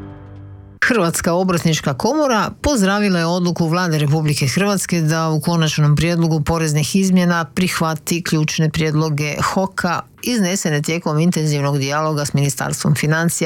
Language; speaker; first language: Croatian; native; Croatian